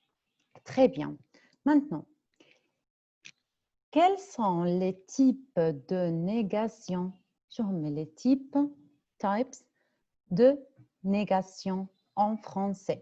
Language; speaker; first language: French; non-native, fluent; Arabic